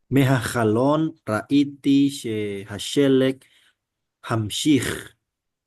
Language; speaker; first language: Hebrew; non-native, learner; Indonesian